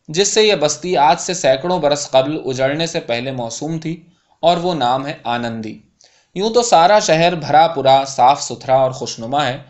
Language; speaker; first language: Urdu; native; Urdu